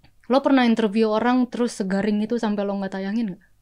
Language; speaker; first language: Indonesian; native; Indonesian